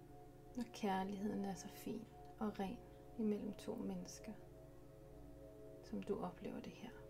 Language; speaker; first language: Danish; native; Danish